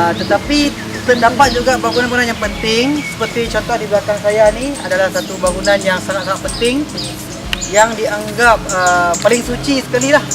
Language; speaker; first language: Malay; non-native, local second language; Thai